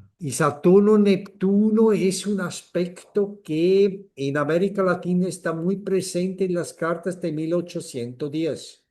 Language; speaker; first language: Spanish; non-native, fluent; German